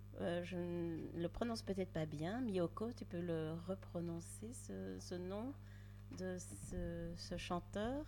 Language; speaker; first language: French; native; French